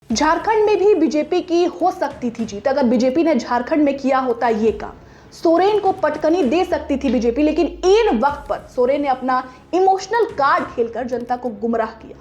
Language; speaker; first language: Hindi; native; Hindi